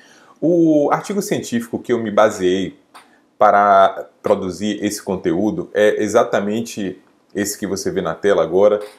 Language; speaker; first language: Portuguese; native; Portuguese